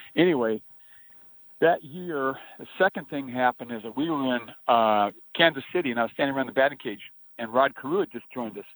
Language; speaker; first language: English; native; English